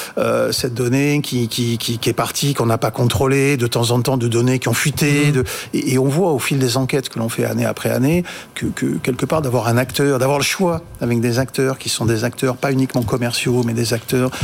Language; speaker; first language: French; native; French